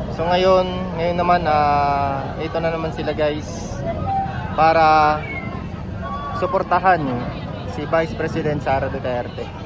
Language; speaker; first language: Filipino; native; Filipino